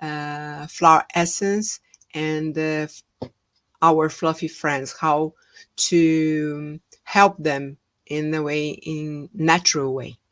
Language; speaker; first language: English; non-native, fluent; Portuguese